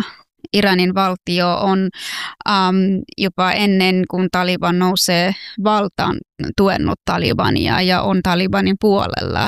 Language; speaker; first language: Finnish; early bilingual, other home language; Persian